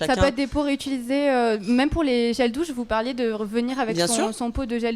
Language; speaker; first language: French; native; French